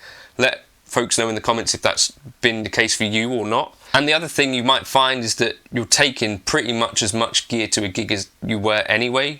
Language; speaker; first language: English; native; English